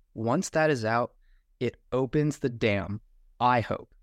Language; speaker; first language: English; native; English